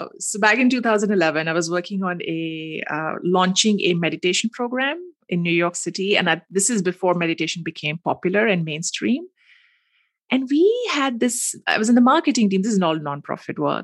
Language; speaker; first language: English; non-native, local second language; Hindi